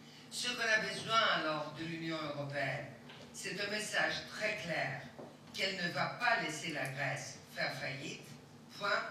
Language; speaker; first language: French; non-native, fluent; Greek